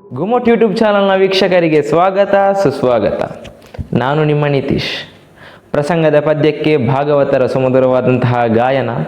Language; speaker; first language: Kannada; native; Kannada